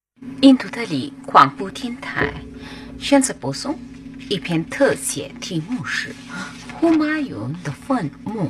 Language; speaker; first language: Chinese; non-native, fluent; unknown